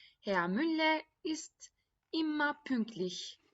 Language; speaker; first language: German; non-native, fluent; Turkish